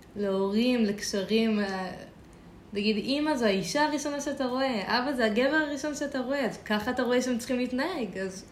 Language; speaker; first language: Hebrew; native; Hebrew